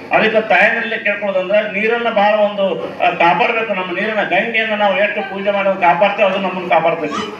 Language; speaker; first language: Kannada; native; Kannada